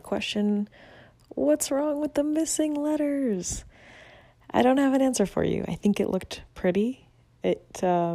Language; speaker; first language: English; non-native, fluent; Spanish